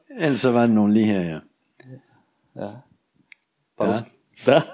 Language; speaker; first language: Danish; non-native, learner; Russian